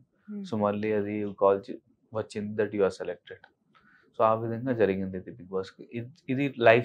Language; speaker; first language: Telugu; non-native, local second language; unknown